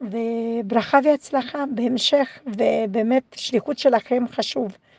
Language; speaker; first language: Hebrew; non-native, fluent; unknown